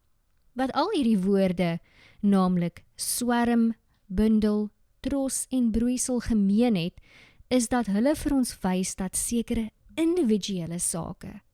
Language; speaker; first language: Afrikaans; native; Afrikaans